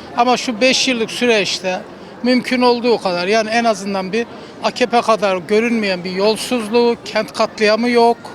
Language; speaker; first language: Turkish; native; Turkish